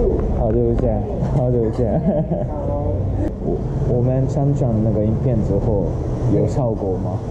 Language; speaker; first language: Chinese; non-native, learner; Japanese